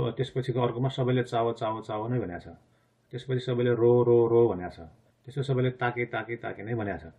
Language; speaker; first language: Nepali; non-native, local second language; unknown